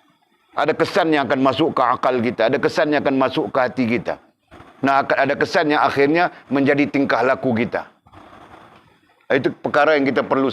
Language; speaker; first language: Malay; native; Malay